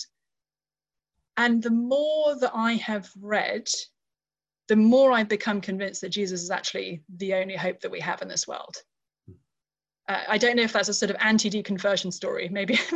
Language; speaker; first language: English; native; English